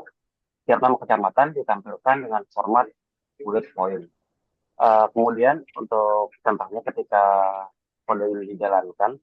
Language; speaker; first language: Indonesian; native; Indonesian